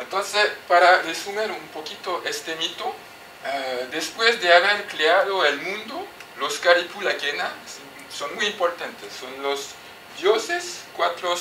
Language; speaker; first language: Spanish; non-native, fluent; French